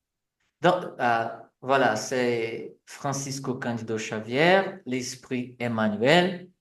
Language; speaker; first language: French; non-native, fluent; Portuguese